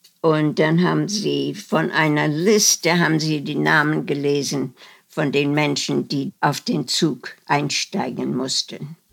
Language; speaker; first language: German; non-native, fluent; Dutch